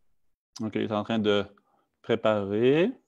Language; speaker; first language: French; native; French